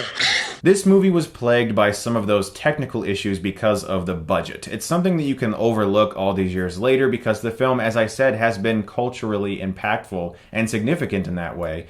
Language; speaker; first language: English; native; English